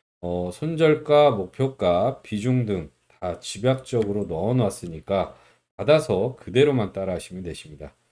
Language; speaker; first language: Korean; native; Korean